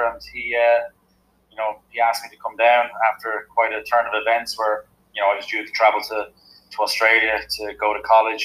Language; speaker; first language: English; native; English